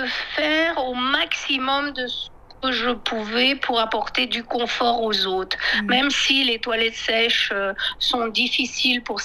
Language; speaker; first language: French; native; French